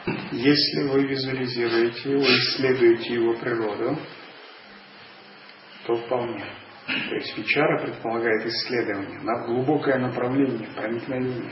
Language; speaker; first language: Russian; native; Russian